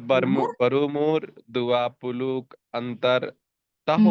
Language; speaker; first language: Indonesian; non-native, learner; Bangla